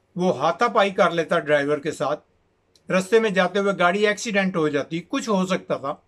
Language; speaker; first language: Urdu; native; Urdu